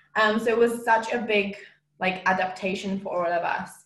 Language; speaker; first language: English; non-native, fluent; Romanian